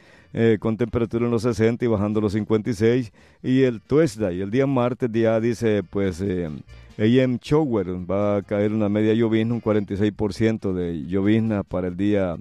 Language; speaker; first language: Spanish; native; Spanish